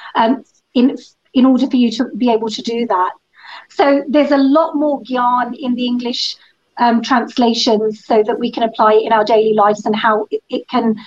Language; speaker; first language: English; native; English